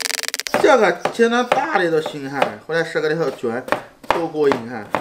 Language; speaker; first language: Chinese; native; Chinese